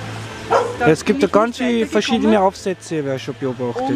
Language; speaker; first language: German; native; German